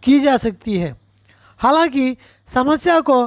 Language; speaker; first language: Hindi; non-native, local second language; Telugu